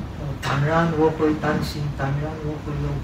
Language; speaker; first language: Chinese; non-native, fluent; Czech